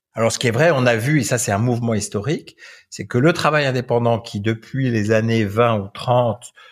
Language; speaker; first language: French; native; French